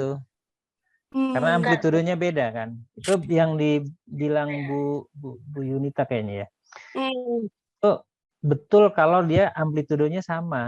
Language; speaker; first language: Indonesian; native; Indonesian